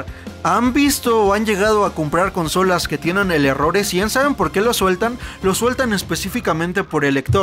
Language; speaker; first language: Spanish; native; Spanish